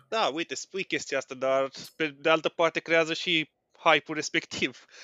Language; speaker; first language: Romanian; native; Romanian